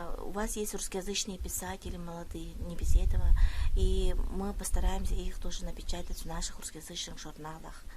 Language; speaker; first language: Russian; non-native, local second language; Yakut